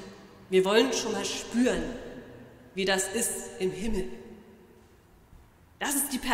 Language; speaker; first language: German; native; German